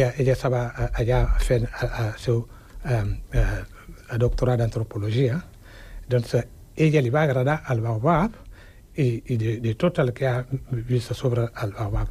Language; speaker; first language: Catalan; non-native, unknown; Wolof